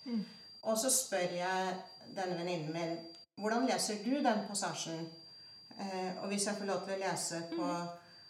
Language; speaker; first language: Norwegian; early bilingual, other home language; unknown